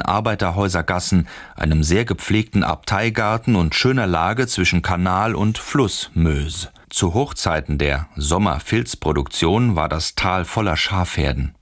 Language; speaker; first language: German; native; German